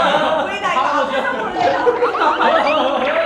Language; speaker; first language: Korean; early bilingual, heritage; English